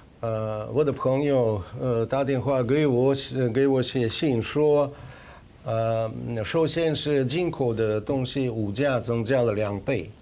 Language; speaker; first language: Chinese; non-native, fluent; Russian